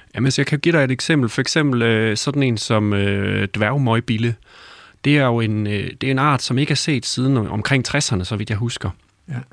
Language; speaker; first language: Danish; native; Danish